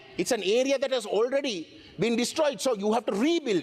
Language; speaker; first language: English; non-native, local second language; Tamil